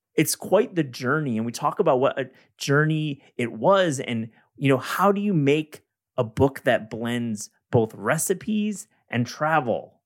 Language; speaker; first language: English; native; English